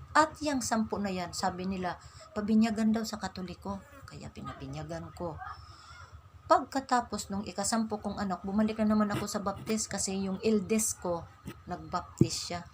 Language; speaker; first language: Filipino; non-native, local second language; Waray